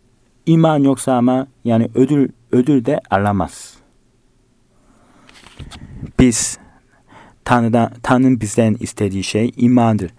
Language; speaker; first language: Turkish; non-native, fluent; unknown